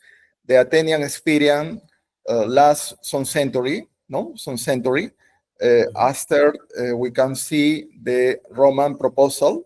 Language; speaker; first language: English; non-native, learner; Spanish